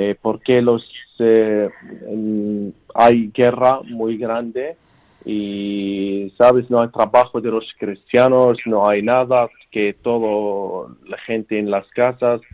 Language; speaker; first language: Spanish; non-native, learner; Arabic